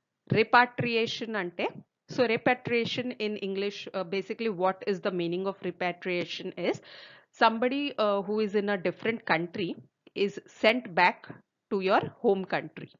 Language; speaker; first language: English; non-native, local second language; Telugu